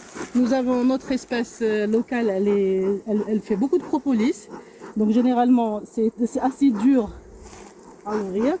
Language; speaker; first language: French; non-native, local second language; Arabic